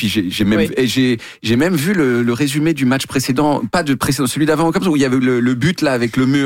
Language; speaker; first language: French; native; French